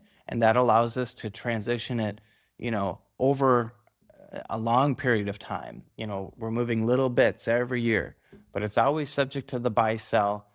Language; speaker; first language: English; native; English